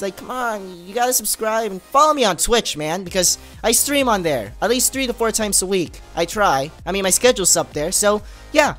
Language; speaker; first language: English; native; English